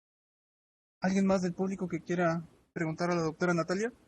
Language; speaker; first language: Spanish; native; Spanish